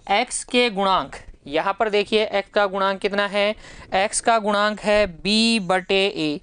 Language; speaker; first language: Hindi; native; Hindi